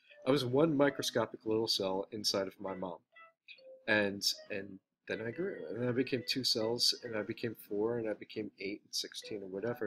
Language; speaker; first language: English; native; English